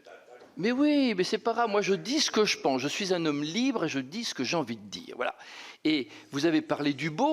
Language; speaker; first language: French; native; French